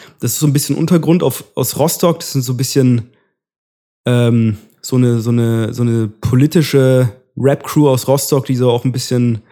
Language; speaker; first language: German; early bilingual, other home language; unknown